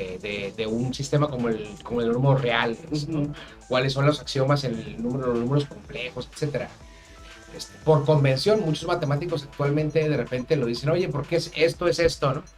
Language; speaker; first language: Spanish; native; Spanish